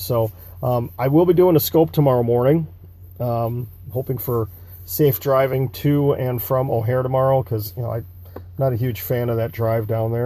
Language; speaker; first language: English; native; English